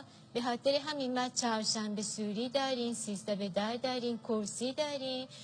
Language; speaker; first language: Persian; non-native, fluent; Japanese